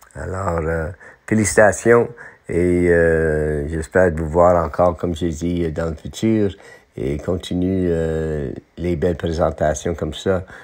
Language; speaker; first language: French; non-native, local second language; English